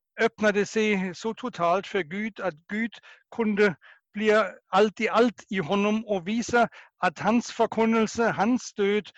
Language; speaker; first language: Swedish; non-native, fluent; German